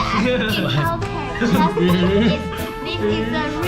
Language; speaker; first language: English; non-native, learner; Vietnamese